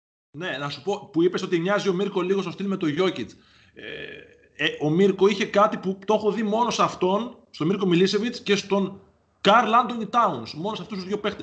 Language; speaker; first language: Greek; native; Greek